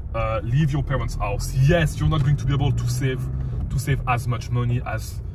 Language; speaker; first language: English; non-native, fluent; French